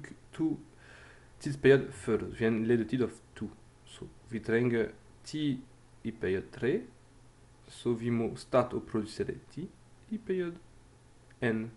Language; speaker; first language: Norwegian; non-native, fluent; French